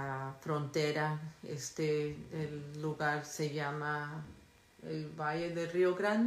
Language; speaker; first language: English; early bilingual, other home language; Spanish